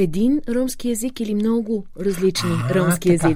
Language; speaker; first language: Bulgarian; native; Bulgarian